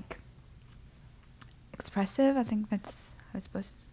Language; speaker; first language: English; non-native, fluent; Portuguese